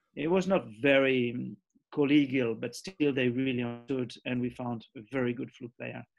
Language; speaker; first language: English; early bilingual, other home language; French